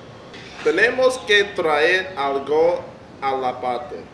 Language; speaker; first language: Spanish; non-native, learner; English